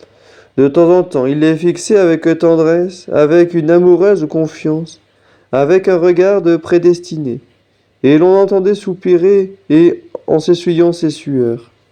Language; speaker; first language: French; native; French